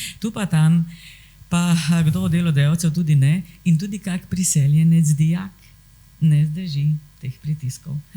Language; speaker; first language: Slovenian; native; Slovenian